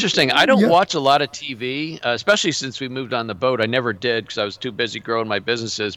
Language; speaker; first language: English; native; English